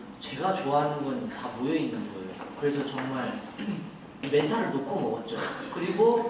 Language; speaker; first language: Korean; native; Korean